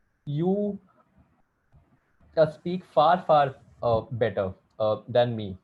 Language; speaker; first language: English; non-native, local second language; Hindi